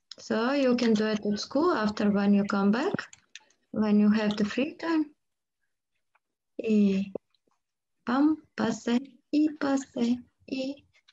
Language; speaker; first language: English; non-native, learner; Bulgarian